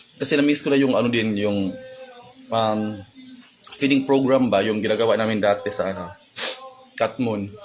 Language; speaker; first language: Filipino; non-native, local second language; Cebuano